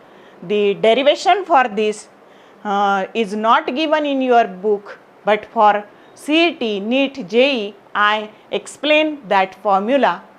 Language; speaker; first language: English; non-native, local second language; Marathi